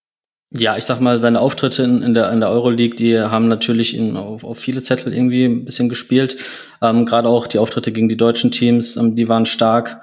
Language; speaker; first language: German; native; German